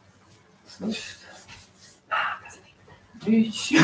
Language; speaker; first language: Russian; non-native, fluent; Tajik